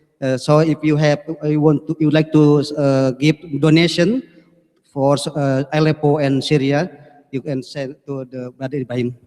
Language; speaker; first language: English; non-native, fluent; Indonesian